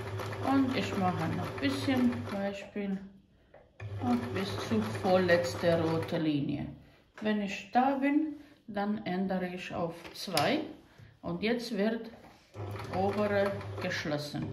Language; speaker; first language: German; non-native, learner; Croatian